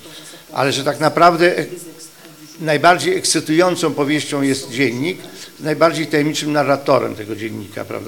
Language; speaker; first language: Polish; native; Polish